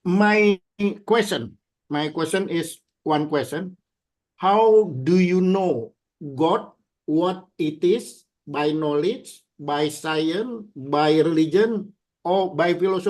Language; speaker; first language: English; non-native, learner; Indonesian